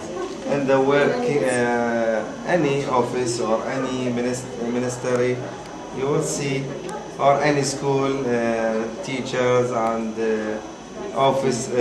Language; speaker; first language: English; non-native, fluent; Arabic